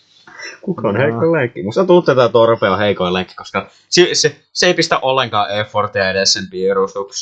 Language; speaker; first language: Finnish; native; Finnish